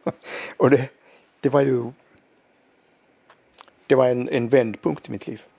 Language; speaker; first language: Swedish; non-native, local second language; Finnish